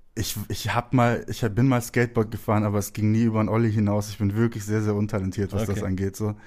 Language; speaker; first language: German; native; German